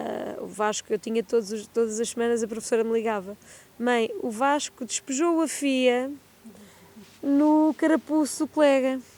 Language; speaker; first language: Portuguese; native; Portuguese